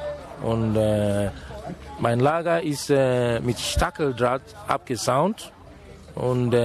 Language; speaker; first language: German; non-native, fluent; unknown